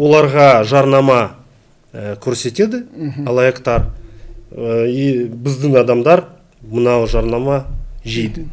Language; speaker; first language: Kazakh; non-native, local second language; Russian